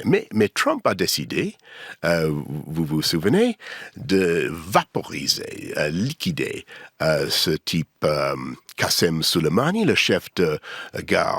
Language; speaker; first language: French; non-native, learner; English